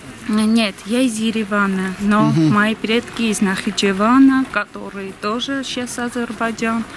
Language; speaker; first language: Russian; non-native, local second language; Armenian